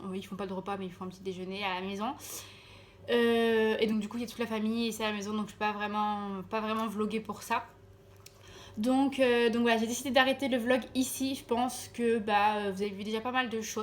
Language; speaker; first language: French; native; French